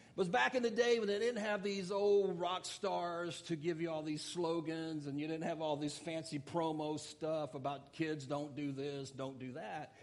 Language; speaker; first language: English; native; English